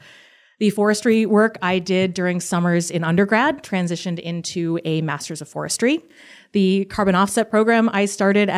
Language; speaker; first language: English; native; English